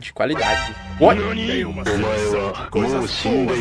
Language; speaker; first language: Portuguese; native; Portuguese